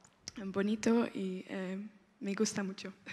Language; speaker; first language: Spanish; non-native, learner; French